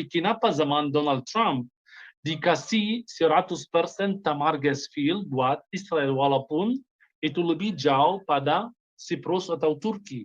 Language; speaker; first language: Indonesian; non-native, fluent; Hebrew